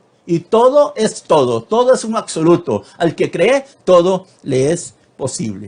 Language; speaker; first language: Spanish; native; Spanish